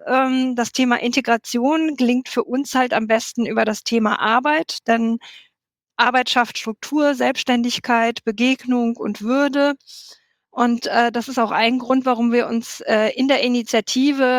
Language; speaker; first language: German; native; German